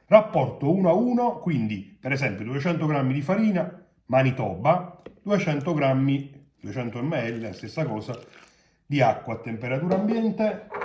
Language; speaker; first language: Italian; native; Italian